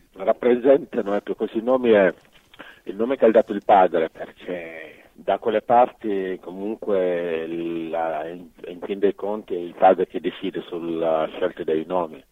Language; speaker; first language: Italian; non-native, fluent; Wolof